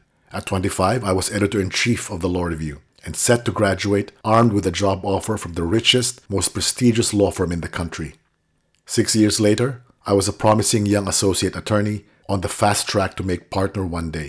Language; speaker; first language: English; non-native, local second language; Filipino